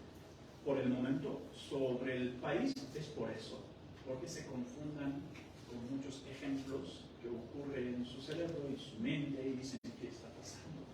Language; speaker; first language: Spanish; non-native, fluent; Persian